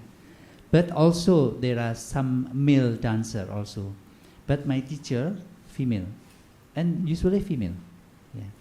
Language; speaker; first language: English; non-native, learner; Indonesian